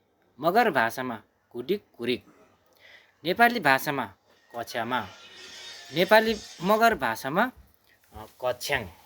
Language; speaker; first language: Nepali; non-native, local second language; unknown